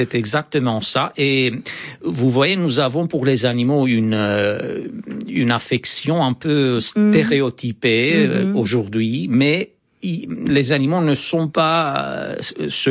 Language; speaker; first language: French; non-native, fluent; Romanian